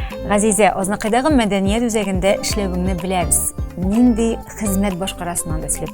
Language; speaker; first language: Tatar; native; Tatar